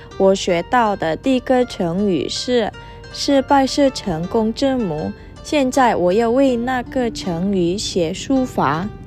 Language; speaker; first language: Chinese; non-native, learner; Indonesian